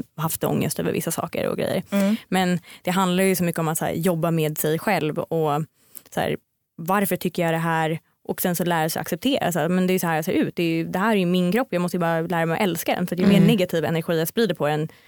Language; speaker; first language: Swedish; native; Swedish